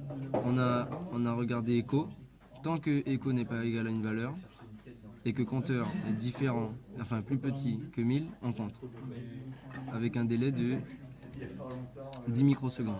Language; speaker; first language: French; native; French